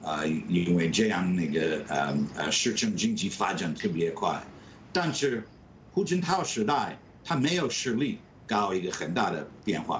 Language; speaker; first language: Chinese; non-native, fluent; English